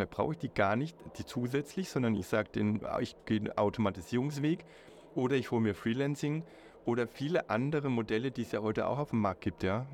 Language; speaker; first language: German; native; German